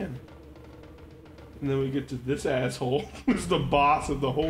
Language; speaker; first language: English; native; English